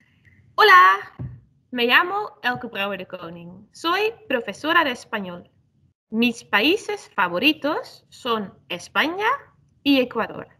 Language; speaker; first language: Spanish; non-native, fluent; Dutch